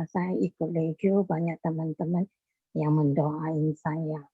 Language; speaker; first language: Indonesian; non-native, local second language; Chinese